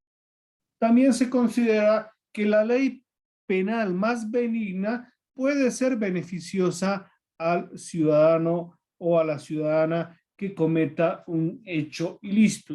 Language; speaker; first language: Spanish; native; Spanish